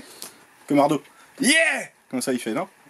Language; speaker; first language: French; native; French